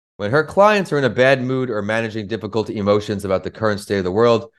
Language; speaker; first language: English; native; English